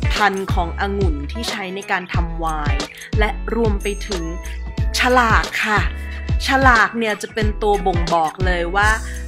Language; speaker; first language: Thai; native; Thai